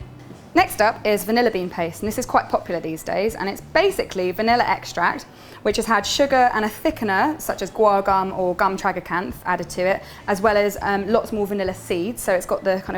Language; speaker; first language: English; native; English